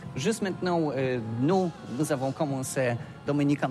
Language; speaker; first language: French; non-native, learner; Polish